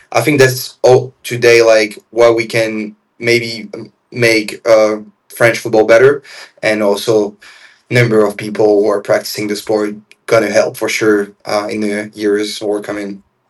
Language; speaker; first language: English; non-native, fluent; French